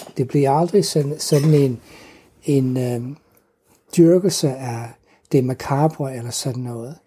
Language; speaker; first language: Danish; non-native, fluent; English